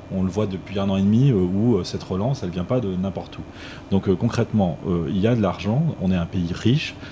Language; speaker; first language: French; native; French